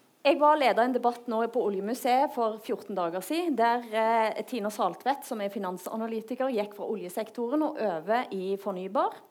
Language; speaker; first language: Norwegian; native; Norwegian